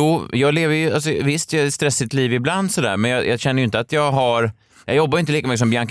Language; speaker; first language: Swedish; native; Swedish